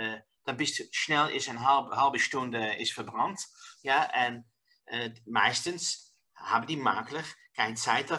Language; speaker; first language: German; non-native, learner; Dutch